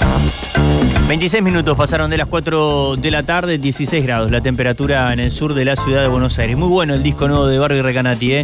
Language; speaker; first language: Spanish; native; Spanish